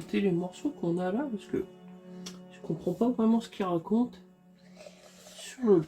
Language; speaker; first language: French; native; French